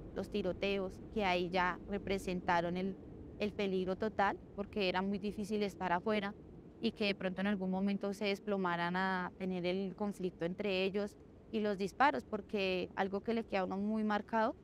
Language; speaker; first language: Spanish; native; Spanish